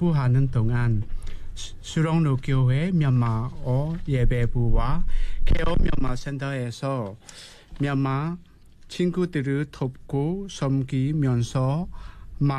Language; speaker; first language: Korean; non-native, fluent; Burmese